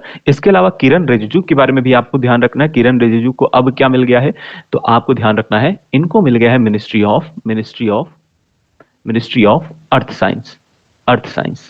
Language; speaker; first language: Hindi; native; Hindi